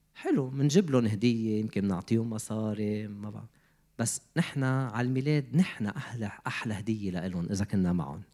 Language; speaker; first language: Arabic; native; Arabic